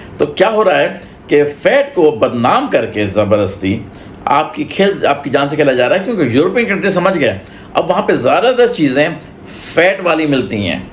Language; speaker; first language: Urdu; native; Urdu